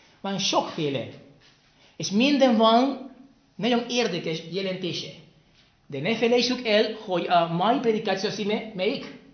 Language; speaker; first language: Hungarian; non-native, learner; Spanish